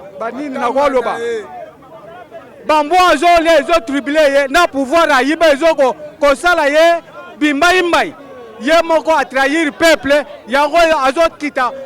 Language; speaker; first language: Lingala; non-native, local second language; Kongo